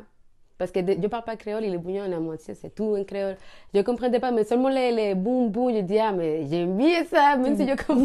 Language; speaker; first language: French; non-native, learner; Spanish